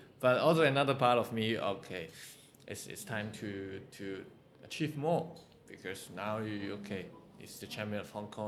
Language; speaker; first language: English; non-native, local second language; Cantonese